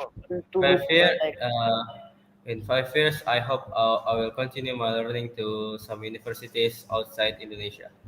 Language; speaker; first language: English; non-native, fluent; Indonesian